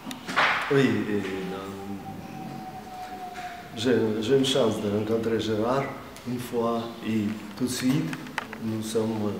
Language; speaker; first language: French; non-native, fluent; Russian